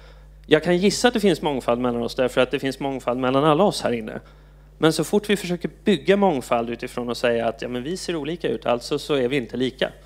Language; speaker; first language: Swedish; native; Swedish